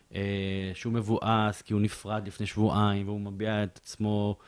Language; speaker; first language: Hebrew; native; Hebrew